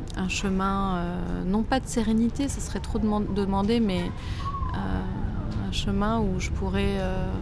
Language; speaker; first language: French; native; French